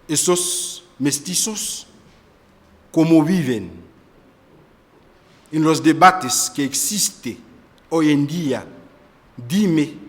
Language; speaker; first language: Spanish; non-native, fluent; Haitian Creole